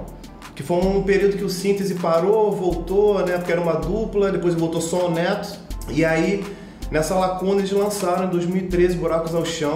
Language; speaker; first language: Portuguese; native; Portuguese